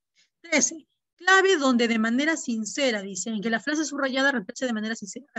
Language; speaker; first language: Spanish; native; Spanish